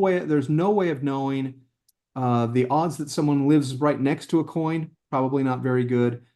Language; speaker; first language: English; native; English